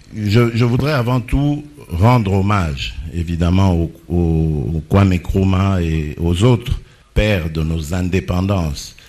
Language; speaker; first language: French; non-native, local second language; Lingala